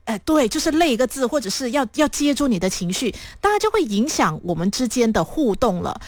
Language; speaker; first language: Chinese; native; Chinese